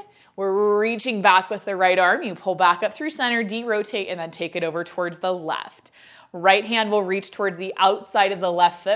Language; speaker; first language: English; native; English